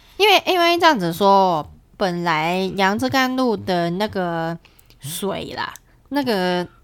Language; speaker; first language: Chinese; non-native, local second language; Cantonese